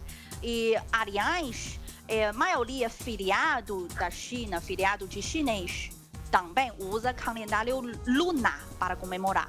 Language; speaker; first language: Portuguese; non-native, learner; Chinese